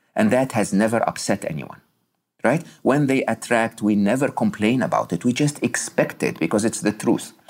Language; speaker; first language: English; non-native, fluent; Arabic